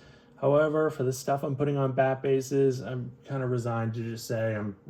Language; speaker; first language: English; native; English